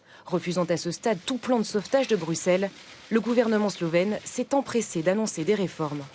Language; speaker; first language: French; native; French